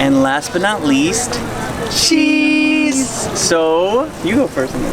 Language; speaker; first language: English; native; English